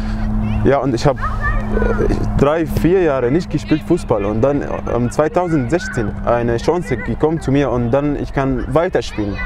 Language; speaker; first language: German; non-native, learner; Arabic